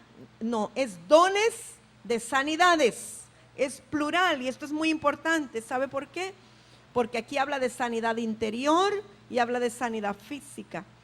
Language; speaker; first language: Spanish; native; Spanish